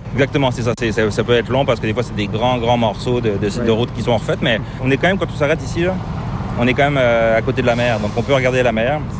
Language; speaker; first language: French; native; French